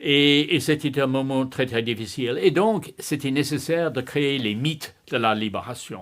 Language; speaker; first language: French; non-native, fluent; English